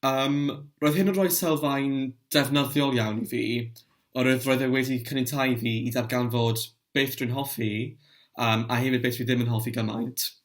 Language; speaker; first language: Welsh; non-native, local second language; English